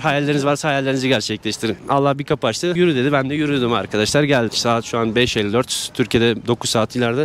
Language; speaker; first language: Turkish; native; Turkish